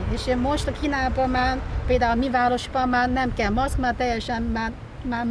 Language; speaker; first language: Hungarian; non-native, learner; Chinese